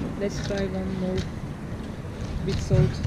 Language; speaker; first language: English; non-native, learner; Turkish